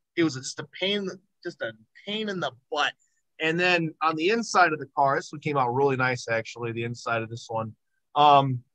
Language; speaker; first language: English; native; English